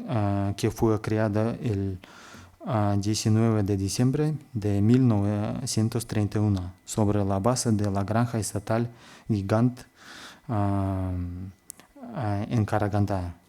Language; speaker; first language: Spanish; non-native, learner; Kazakh